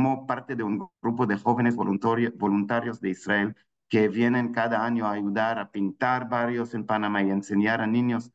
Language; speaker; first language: Spanish; non-native, fluent; Hebrew